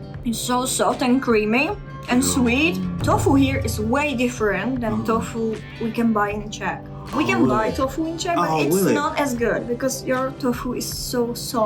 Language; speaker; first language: English; non-native, fluent; Czech